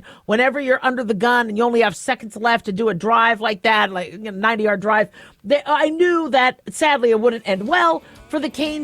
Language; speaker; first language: English; native; English